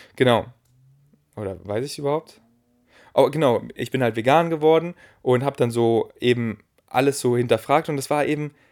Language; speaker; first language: German; native; German